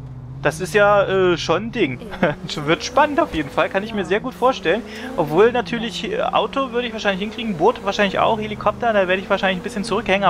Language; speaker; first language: German; native; German